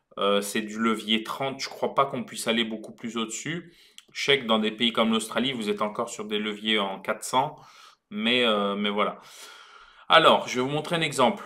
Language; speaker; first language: French; native; French